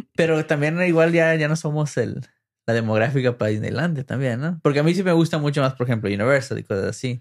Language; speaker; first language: Spanish; early bilingual, heritage; English